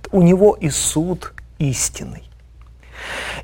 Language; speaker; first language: Russian; native; Russian